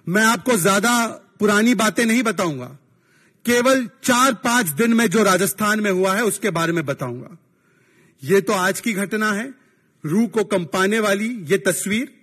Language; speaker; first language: Hindi; native; Hindi